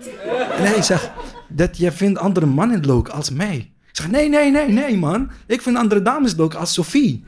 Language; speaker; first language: Dutch; non-native, learner; Arabic